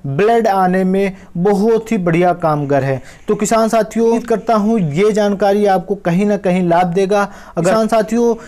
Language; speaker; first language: Hindi; native; Hindi